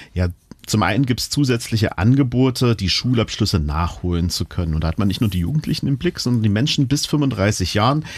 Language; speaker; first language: German; native; German